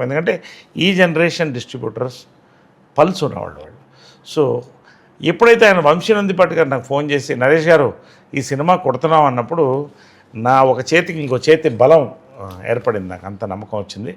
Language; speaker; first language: Telugu; native; Telugu